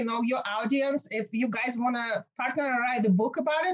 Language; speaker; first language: English; non-native, fluent; Russian